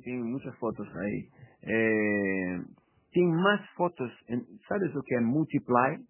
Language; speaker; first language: Spanish; non-native, fluent; Portuguese